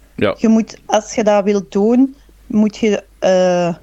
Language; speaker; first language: Dutch; native; Dutch